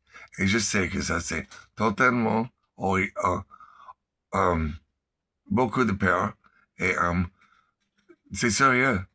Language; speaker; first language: French; non-native, learner; English